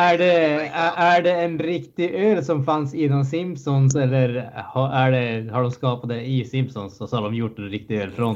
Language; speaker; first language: Swedish; native; Swedish